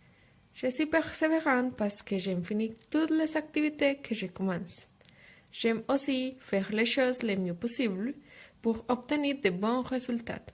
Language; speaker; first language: French; non-native, fluent; Spanish